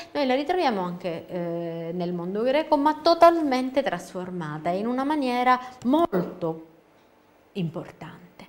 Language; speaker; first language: Italian; native; Italian